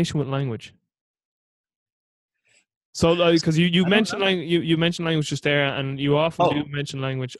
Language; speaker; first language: English; native; English